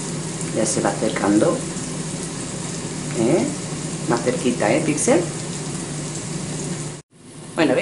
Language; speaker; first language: Spanish; native; Spanish